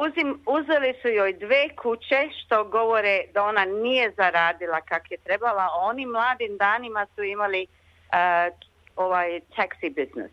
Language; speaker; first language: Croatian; early bilingual, other home language; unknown